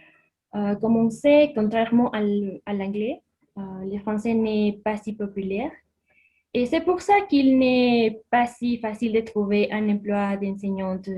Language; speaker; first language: French; non-native, learner; Spanish